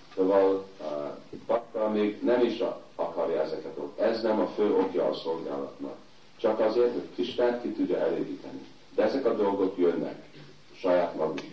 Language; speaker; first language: Hungarian; early bilingual, heritage; Hungarian